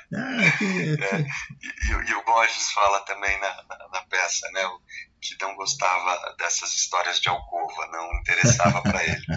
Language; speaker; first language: Portuguese; native; Portuguese